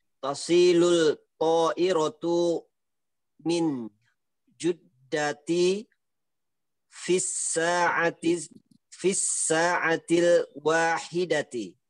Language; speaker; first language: Arabic; non-native, learner; Indonesian